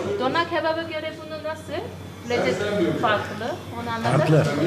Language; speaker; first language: Turkish; non-native, fluent; Korean